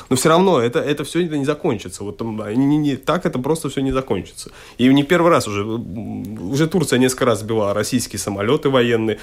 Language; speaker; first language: Russian; native; Russian